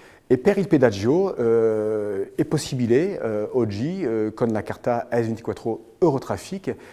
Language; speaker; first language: Italian; non-native, fluent; French